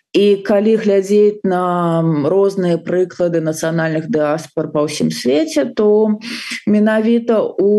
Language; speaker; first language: Belarusian; non-native, local second language; Russian